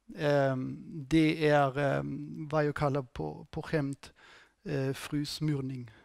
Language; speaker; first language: Swedish; non-native, fluent; German